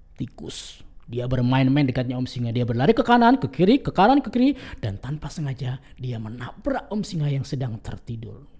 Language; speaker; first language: Indonesian; native; Indonesian